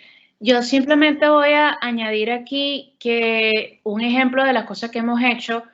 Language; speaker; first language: Spanish; early bilingual, heritage; Spanish